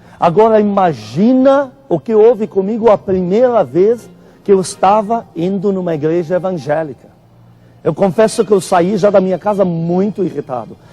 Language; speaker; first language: Portuguese; non-native, fluent; Arabic